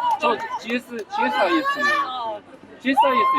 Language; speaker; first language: Korean; native; Korean